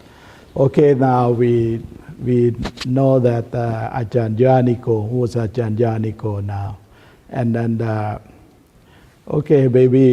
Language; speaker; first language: English; non-native, learner; Thai